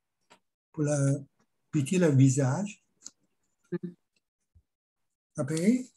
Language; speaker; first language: French; non-native, learner; Chinese